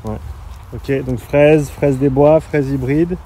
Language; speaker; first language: French; native; French